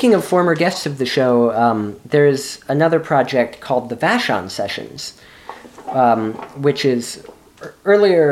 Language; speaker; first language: English; native; English